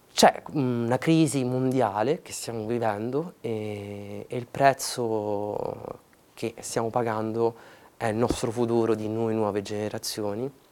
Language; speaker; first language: Italian; early bilingual, other home language; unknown